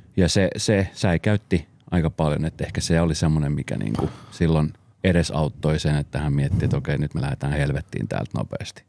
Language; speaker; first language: Finnish; early bilingual, other home language; Spanish